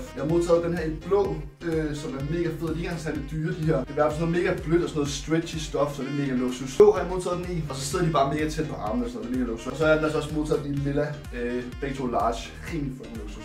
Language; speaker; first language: Danish; native; Danish